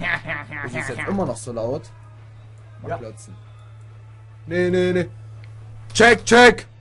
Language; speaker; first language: German; native; German